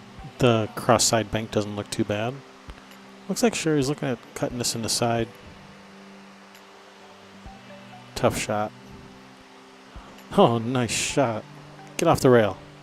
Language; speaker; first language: English; native; English